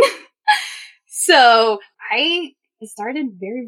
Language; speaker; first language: English; non-native, fluent; Spanish